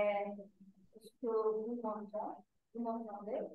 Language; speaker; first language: French; non-native, fluent; Arabic